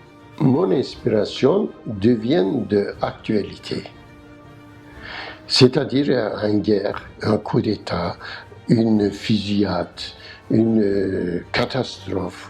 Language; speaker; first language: French; non-native, learner; Turkish